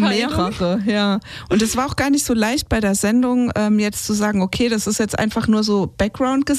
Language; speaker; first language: German; native; German